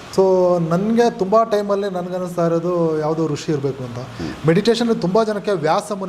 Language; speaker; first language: Kannada; non-native, local second language; Malayalam